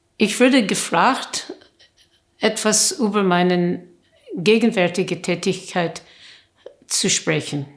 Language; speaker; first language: German; non-native, learner; English